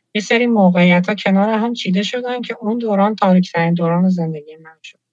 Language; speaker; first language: Persian; native; Persian